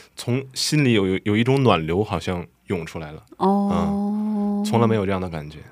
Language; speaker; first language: Chinese; native; Chinese